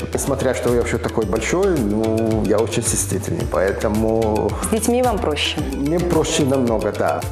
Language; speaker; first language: Russian; non-native, fluent; Arabic